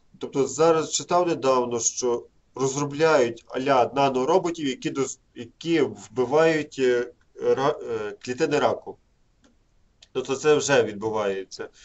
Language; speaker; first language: Ukrainian; native; Ukrainian